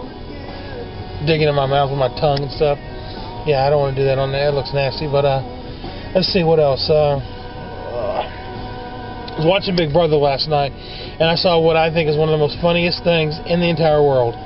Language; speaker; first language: English; native; English